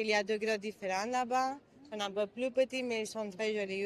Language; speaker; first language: French; non-native, learner; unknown